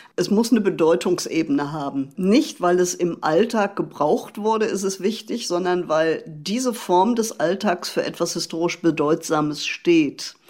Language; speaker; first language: German; native; German